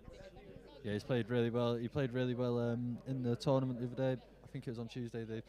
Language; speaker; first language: English; native; English